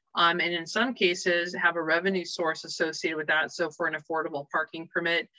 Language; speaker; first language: English; native; English